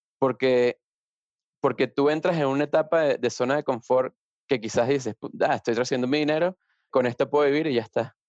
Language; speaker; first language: Spanish; native; Spanish